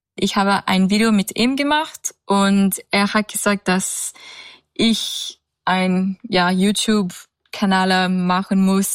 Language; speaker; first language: German; non-native, learner; English